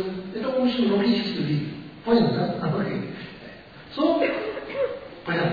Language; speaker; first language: Russian; non-native, learner; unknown